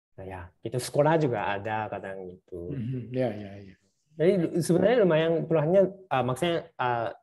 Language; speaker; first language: Indonesian; non-native, fluent; Japanese